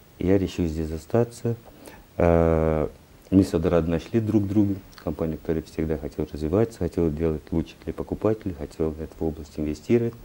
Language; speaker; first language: Russian; non-native, learner; Portuguese